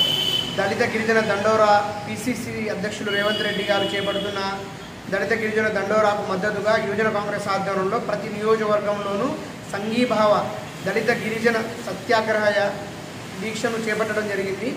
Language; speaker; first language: Telugu; native; Telugu